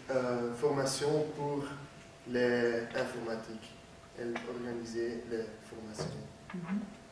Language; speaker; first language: French; non-native, learner; Dutch